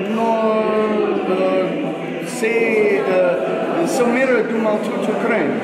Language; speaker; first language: Russian; non-native, learner; English